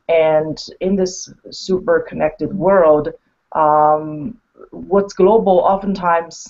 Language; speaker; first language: English; non-native, fluent; Chinese